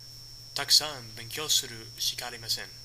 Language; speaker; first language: Japanese; non-native, learner; English